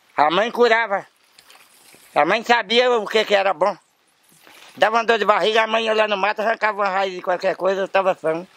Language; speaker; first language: Portuguese; native; Portuguese